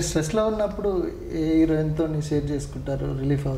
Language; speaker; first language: Telugu; native; Telugu